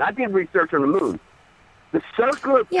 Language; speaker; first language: English; native; English